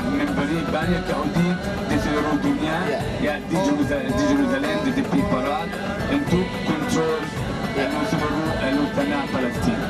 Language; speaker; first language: Indonesian; non-native, learner; Arabic